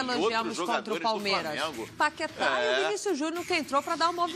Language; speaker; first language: Portuguese; native; Portuguese